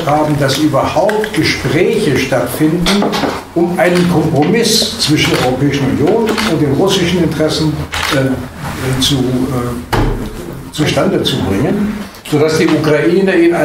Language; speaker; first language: German; native; German